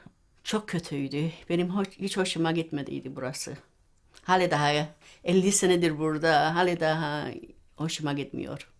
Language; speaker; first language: Turkish; early bilingual, heritage; Turkish